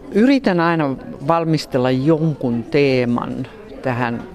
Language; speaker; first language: Finnish; native; Finnish